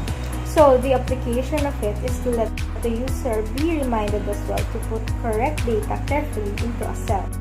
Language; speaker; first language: English; non-native, local second language; Filipino